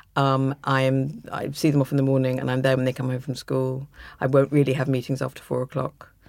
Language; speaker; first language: English; native; English